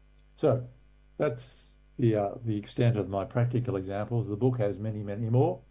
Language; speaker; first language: English; native; English